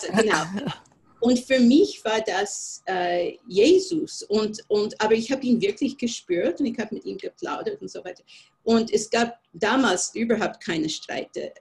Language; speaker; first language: German; non-native, fluent; English